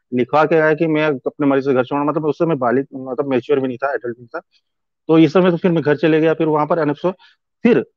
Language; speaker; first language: Hindi; native; Hindi